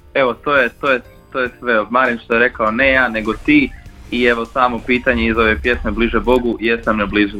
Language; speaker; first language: Croatian; native; Croatian